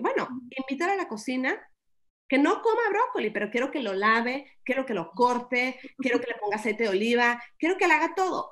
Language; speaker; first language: Spanish; early bilingual, other home language; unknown